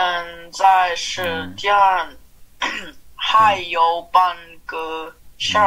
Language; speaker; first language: Chinese; non-native, learner; Mongolian